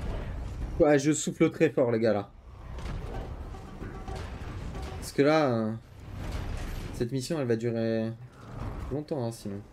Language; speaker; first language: French; native; French